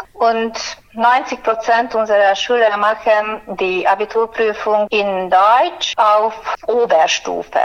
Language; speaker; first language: German; non-native, fluent; Hungarian